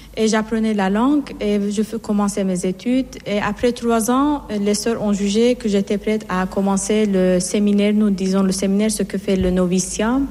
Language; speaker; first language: French; non-native, fluent; Persian